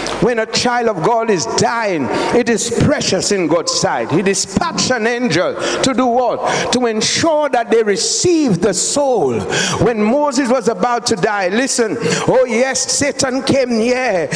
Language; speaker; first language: English; non-native, local second language; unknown